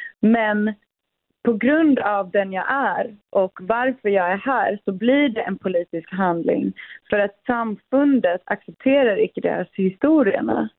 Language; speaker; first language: Swedish; early bilingual, other home language; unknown